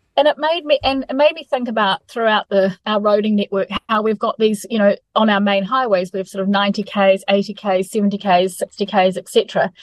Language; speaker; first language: English; native; English